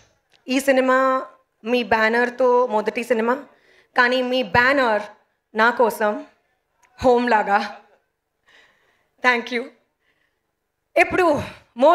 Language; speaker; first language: Telugu; non-native, learner; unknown